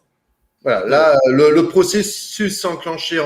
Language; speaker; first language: French; native; French